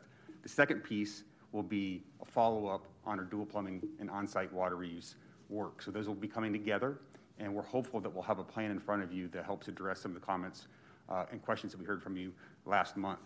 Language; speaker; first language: English; native; English